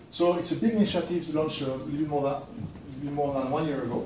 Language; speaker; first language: English; non-native, fluent; French